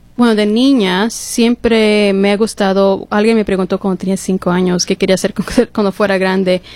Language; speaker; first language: Spanish; early bilingual, heritage; English